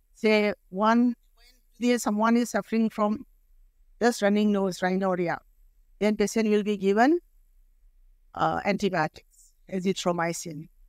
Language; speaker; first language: English; non-native, local second language; Manipuri